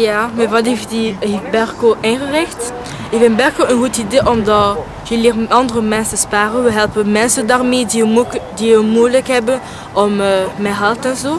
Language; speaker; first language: Dutch; early bilingual, other home language; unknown